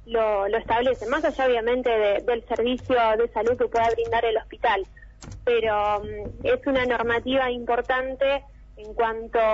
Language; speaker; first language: Spanish; native; Spanish